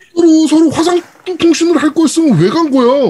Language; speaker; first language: Korean; native; Korean